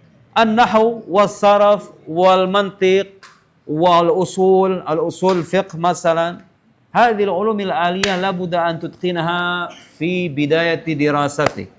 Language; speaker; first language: Arabic; non-native, fluent; Indonesian